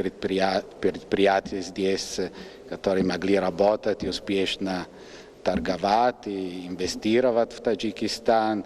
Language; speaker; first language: Russian; non-native, fluent; Italian